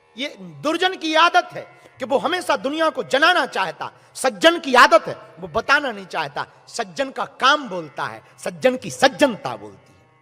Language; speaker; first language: Hindi; native; Hindi